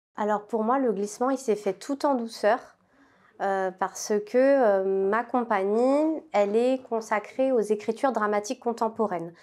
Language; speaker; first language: French; native; French